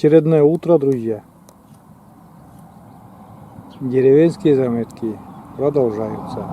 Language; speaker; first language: Russian; native; Russian